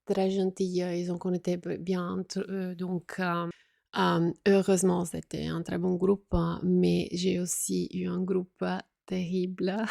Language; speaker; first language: French; non-native, fluent; Italian